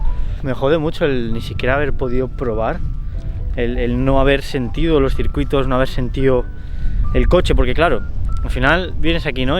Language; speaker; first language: Spanish; native; Spanish